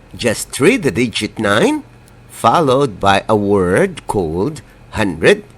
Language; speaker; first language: English; non-native, local second language; Filipino